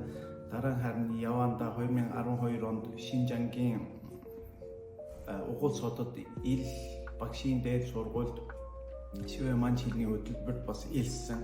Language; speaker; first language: Mongolian; non-native, fluent; Turkish